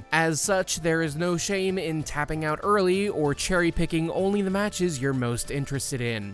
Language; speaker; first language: English; native; English